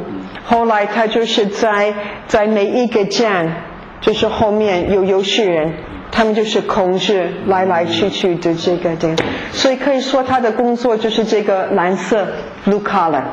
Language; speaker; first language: Chinese; non-native, fluent; English